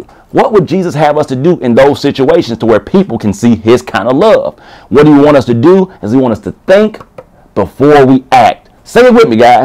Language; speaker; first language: English; native; English